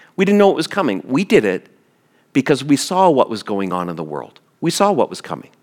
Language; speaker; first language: English; native; English